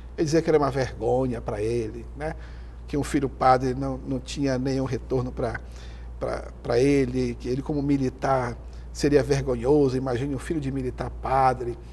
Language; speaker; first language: Portuguese; native; Portuguese